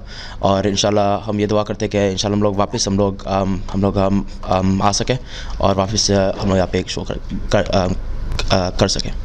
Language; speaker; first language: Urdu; early bilingual, heritage; Urdu